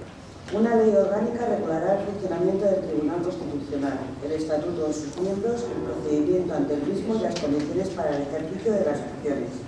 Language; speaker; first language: Spanish; native; Spanish